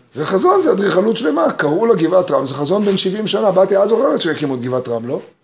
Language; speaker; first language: Hebrew; native; Hebrew